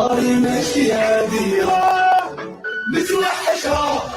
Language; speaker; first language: Arabic; native; Arabic